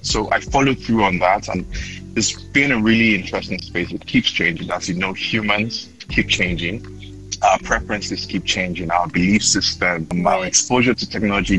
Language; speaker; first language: English; non-native, local second language; Yoruba